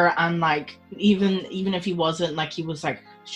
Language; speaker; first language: English; native; English